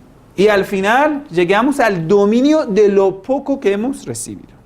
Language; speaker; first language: Spanish; non-native, fluent; Persian